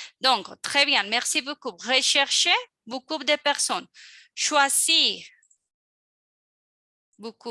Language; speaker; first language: French; non-native, fluent; Spanish